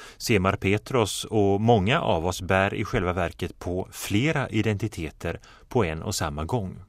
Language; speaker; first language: Swedish; native; Swedish